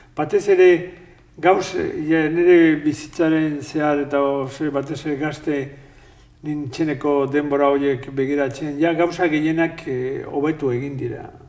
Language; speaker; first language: Basque; non-native, local second language; Spanish